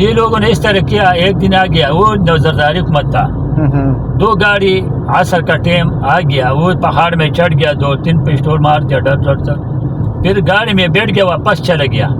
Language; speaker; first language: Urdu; non-native, local second language; Pashto